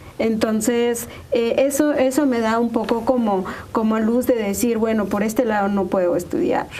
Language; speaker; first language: Spanish; non-native, local second language; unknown